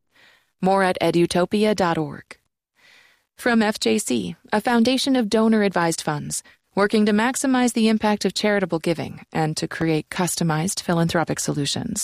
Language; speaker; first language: English; native; English